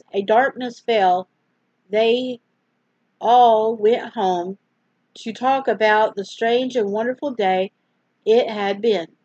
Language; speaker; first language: English; native; English